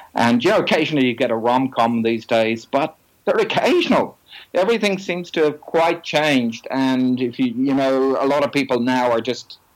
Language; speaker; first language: English; native; English